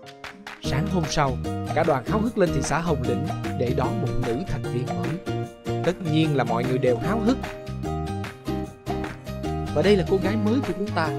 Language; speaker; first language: Vietnamese; native; Vietnamese